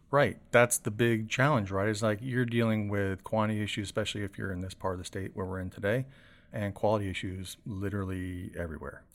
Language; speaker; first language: English; native; English